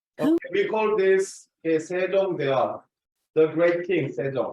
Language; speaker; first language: English; non-native, fluent; Korean